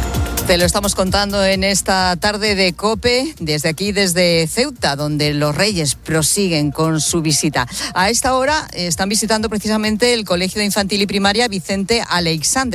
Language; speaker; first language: Spanish; native; Spanish